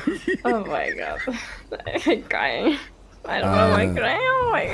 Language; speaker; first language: English; non-native, learner; Spanish